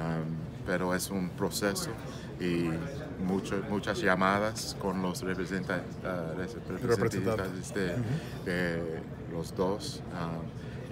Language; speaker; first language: Spanish; non-native, learner; English